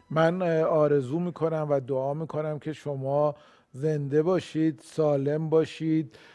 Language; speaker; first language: Persian; native; Persian